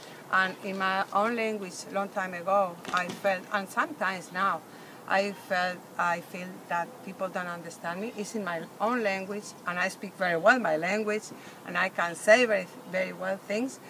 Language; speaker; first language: English; non-native, fluent; Spanish